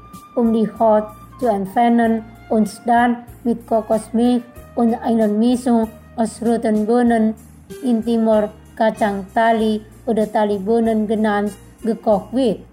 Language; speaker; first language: German; non-native, fluent; Indonesian